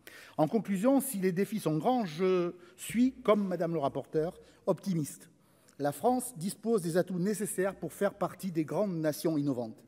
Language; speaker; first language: French; native; French